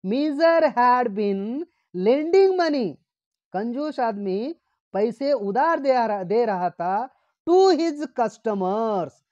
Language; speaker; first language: Hindi; non-native, local second language; Marathi